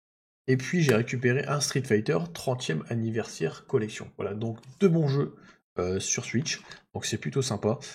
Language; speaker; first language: French; native; French